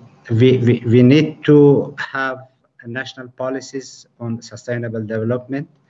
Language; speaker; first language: English; non-native, fluent; Persian